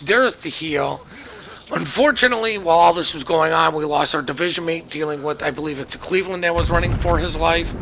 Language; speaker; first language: English; native; English